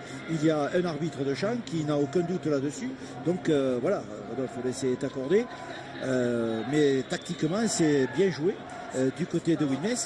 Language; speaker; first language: French; native; French